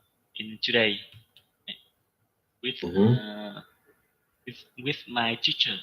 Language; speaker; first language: English; non-native, learner; Vietnamese